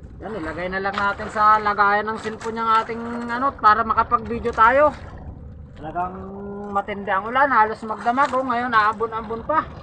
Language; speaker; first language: Filipino; native; Filipino